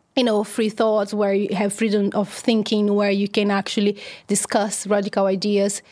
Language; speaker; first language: English; non-native, fluent; Portuguese